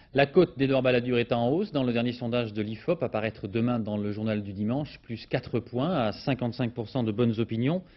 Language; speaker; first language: French; native; French